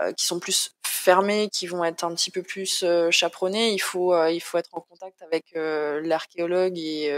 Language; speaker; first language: French; native; French